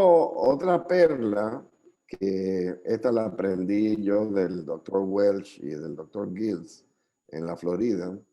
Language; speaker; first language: Spanish; native; Spanish